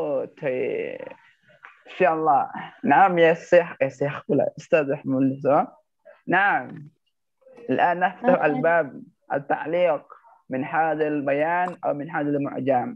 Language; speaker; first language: Arabic; non-native, learner; Indonesian